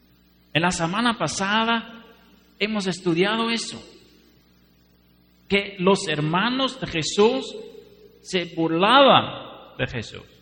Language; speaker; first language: Spanish; non-native, fluent; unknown